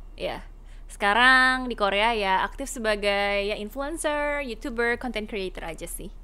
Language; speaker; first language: Indonesian; native; Indonesian